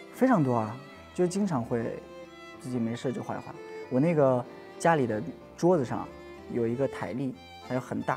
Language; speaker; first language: Chinese; native; Chinese